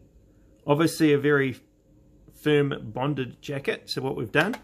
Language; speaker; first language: English; native; English